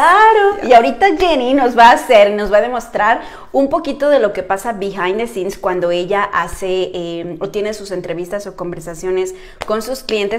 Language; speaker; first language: Spanish; native; Spanish